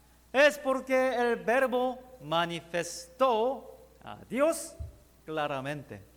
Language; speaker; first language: Spanish; non-native, learner; Korean